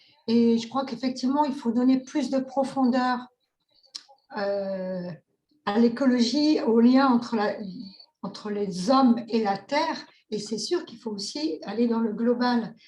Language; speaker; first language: French; native; French